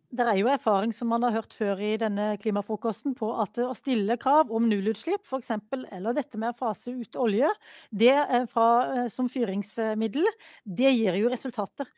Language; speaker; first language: Norwegian; native; Norwegian